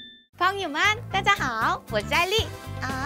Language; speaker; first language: Chinese; non-native, fluent; Korean